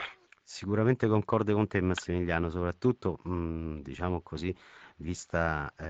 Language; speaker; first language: Italian; native; Italian